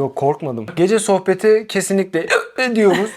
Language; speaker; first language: Turkish; non-native, fluent; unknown